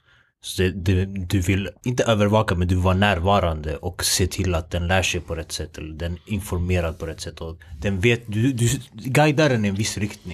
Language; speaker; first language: Swedish; early bilingual, other home language; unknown